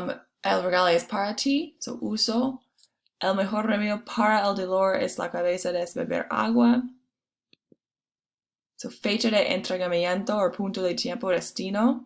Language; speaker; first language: Spanish; non-native, fluent; English